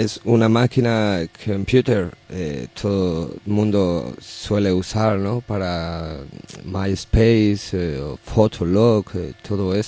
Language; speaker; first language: Spanish; non-native, learner; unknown